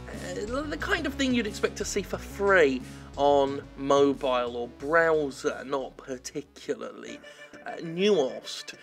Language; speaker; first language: English; native; English